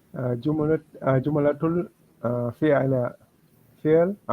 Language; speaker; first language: Arabic; non-native, learner; Japanese